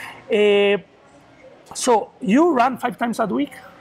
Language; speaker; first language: English; non-native, learner; Italian